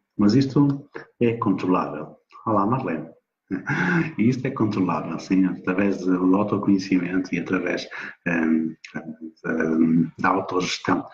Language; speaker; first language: Portuguese; native; Portuguese